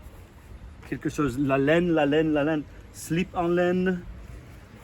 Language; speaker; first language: French; non-native, fluent; English